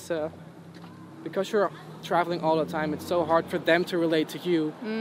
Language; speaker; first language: English; non-native, fluent; Dutch